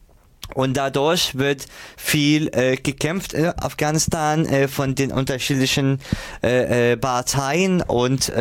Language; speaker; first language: German; non-native, fluent; Arabic